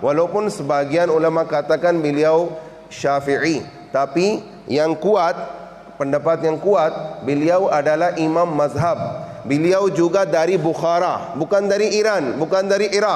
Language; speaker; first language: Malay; non-native, fluent; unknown